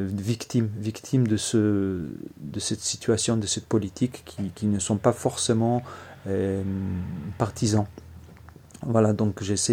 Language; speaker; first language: French; non-native, fluent; Hebrew